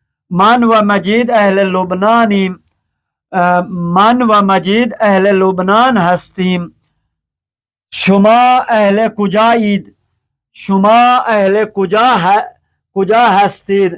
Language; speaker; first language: Persian; non-native, fluent; Urdu